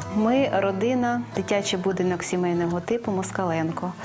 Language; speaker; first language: Ukrainian; native; Ukrainian